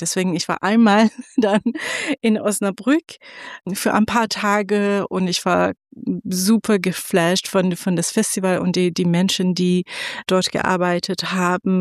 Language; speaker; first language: German; non-native, fluent; Persian